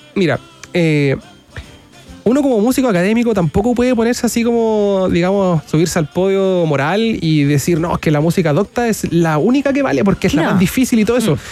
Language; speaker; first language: Spanish; native; Spanish